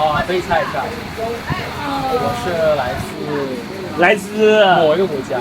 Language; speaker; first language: Chinese; non-native, learner; Indonesian